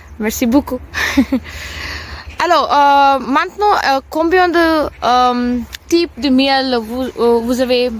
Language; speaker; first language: French; non-native, learner; Telugu